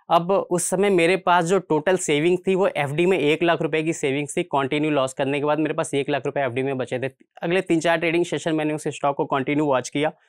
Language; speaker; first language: Hindi; native; Hindi